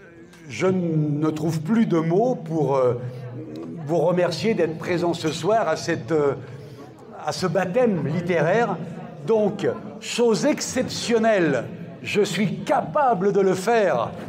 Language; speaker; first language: French; native; French